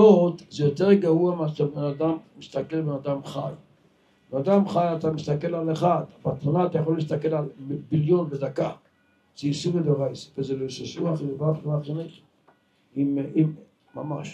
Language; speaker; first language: Hebrew; non-native, local second language; Yiddish